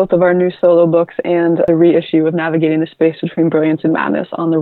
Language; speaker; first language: English; native; English